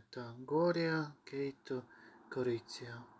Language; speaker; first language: Greek; non-native, learner; Ukrainian